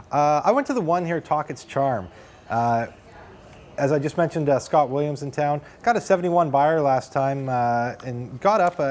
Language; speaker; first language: English; native; English